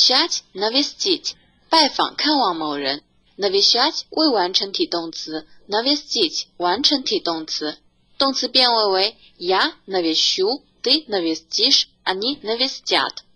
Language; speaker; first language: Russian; non-native, fluent; Chinese